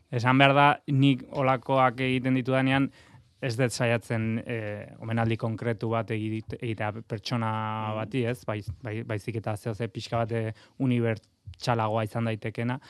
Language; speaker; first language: Basque; non-native, local second language; Spanish